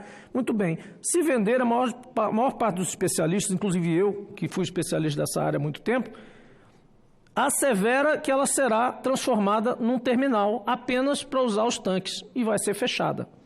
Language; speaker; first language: Portuguese; native; Portuguese